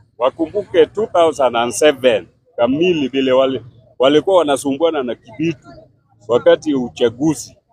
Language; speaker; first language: Swahili; non-native, local second language; Luo (Kenya and Tanzania)